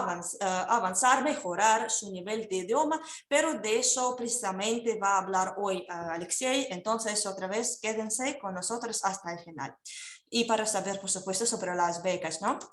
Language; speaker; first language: Spanish; non-native, fluent; Russian